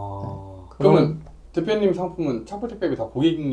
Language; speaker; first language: Korean; native; Korean